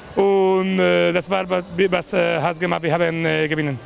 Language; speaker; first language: German; non-native, learner; Spanish